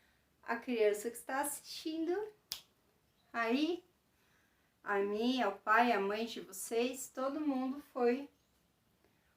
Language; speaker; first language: Portuguese; native; Portuguese